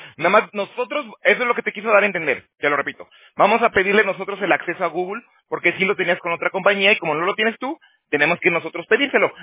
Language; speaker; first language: Spanish; native; Spanish